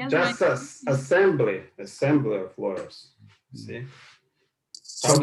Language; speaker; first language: English; non-native, fluent; Russian